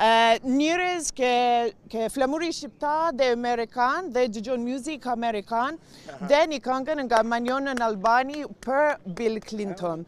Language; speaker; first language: Albanian; non-native, learner; English